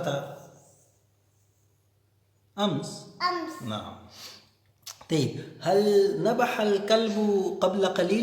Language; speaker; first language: Arabic; non-native, fluent; Urdu